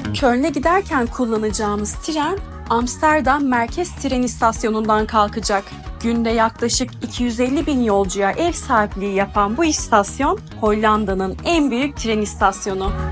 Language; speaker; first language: Turkish; native; Turkish